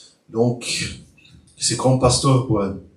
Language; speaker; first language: French; non-native, learner; Portuguese